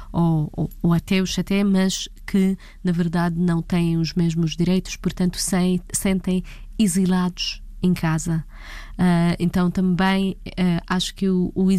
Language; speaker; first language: Portuguese; non-native, fluent; Arabic